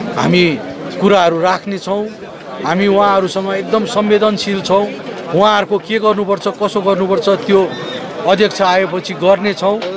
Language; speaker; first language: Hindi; non-native, local second language; Nepali